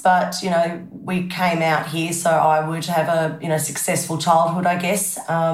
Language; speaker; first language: English; native; English